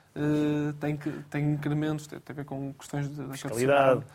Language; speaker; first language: Portuguese; native; Portuguese